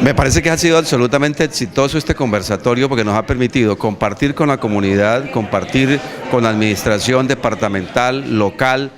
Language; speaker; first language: Spanish; native; Spanish